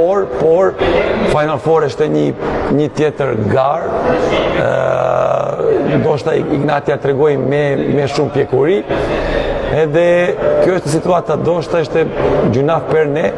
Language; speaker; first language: Albanian; non-native, learner; Serbian